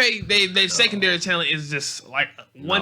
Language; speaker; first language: English; native; English